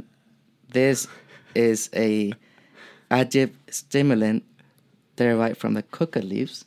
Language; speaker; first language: English; non-native, fluent; Spanish